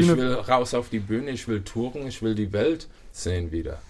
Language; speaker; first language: German; native; German